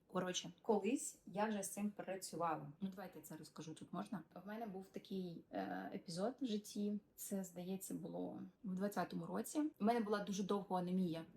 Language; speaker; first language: Ukrainian; non-native, local second language; Russian